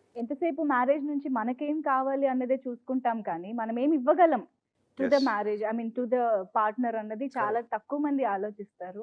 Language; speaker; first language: Telugu; native; Telugu